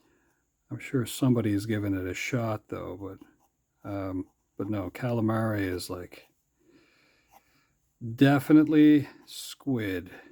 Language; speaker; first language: English; native; English